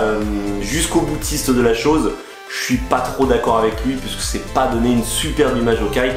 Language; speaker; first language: French; native; French